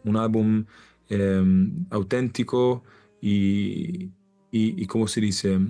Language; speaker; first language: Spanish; non-native, learner; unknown